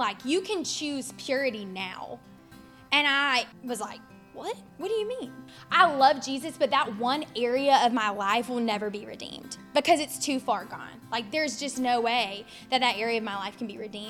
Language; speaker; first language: English; native; English